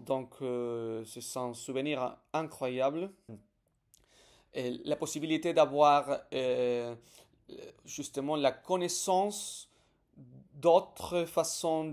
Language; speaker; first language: French; non-native, fluent; Spanish